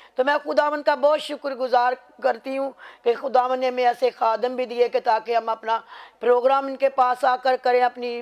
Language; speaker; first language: Urdu; non-native, local second language; Punjabi